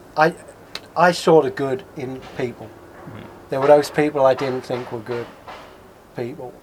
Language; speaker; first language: English; native; English